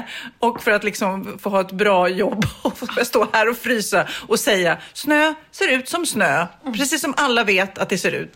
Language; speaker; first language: Swedish; native; Swedish